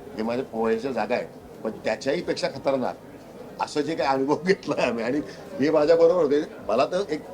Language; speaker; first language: Marathi; native; Marathi